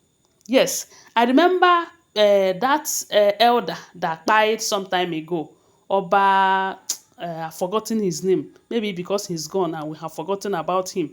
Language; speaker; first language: English; non-native, local second language; Yoruba